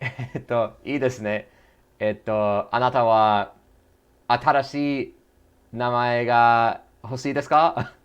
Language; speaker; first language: Japanese; non-native, learner; English